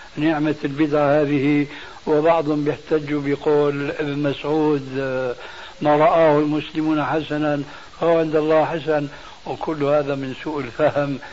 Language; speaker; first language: Arabic; early bilingual, other home language; Albanian